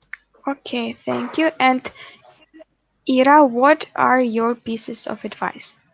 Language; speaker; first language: English; non-native, fluent; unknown